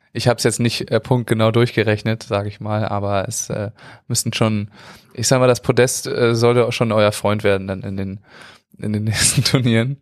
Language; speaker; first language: German; native; German